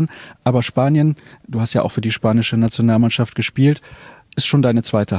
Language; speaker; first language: German; native; German